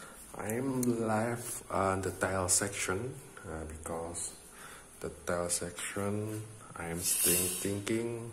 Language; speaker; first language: English; non-native, learner; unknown